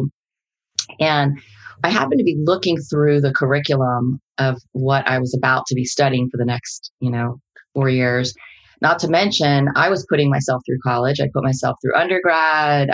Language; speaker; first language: English; native; English